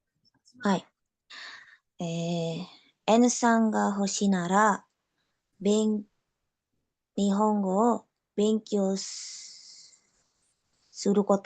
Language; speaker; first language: Japanese; non-native, learner; Indonesian